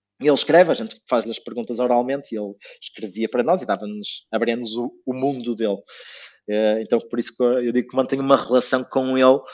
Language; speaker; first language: Portuguese; native; Portuguese